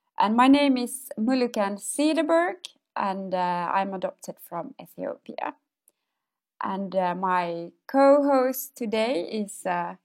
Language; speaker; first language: English; non-native, fluent; Amharic